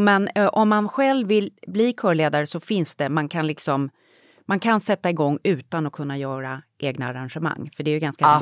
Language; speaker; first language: Swedish; native; Swedish